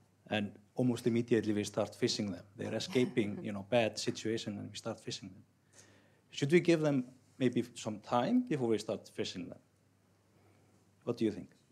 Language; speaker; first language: English; non-native, fluent; Icelandic